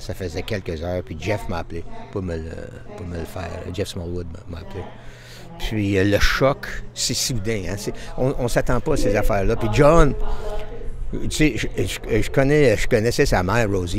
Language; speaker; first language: French; native; French